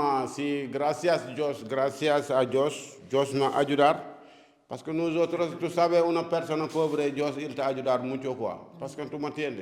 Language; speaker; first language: Spanish; non-native, learner; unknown